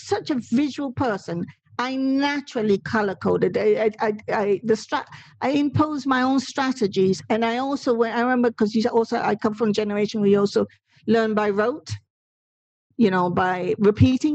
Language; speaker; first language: English; non-native, fluent; Spanish